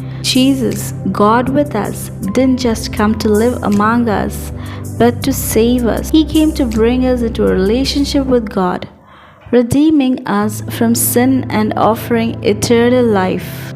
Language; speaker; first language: English; non-native, local second language; Telugu